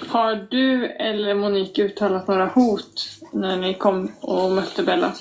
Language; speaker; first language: Swedish; native; Swedish